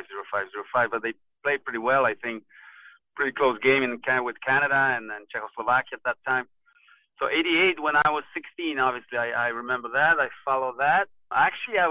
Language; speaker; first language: English; non-native, fluent; Polish